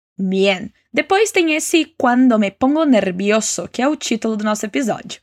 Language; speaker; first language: Portuguese; native; Portuguese